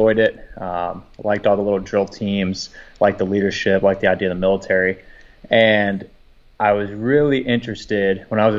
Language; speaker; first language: English; native; English